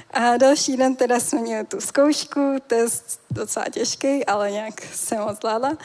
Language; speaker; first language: Czech; native; Czech